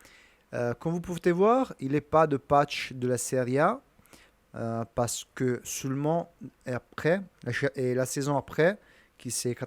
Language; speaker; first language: French; non-native, learner; Italian